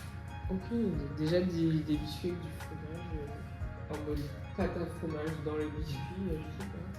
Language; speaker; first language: French; native; French